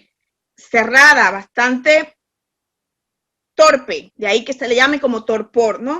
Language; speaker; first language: Spanish; native; Spanish